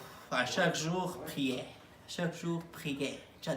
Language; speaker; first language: French; non-native, learner; Arabic